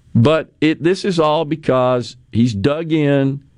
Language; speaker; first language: English; native; English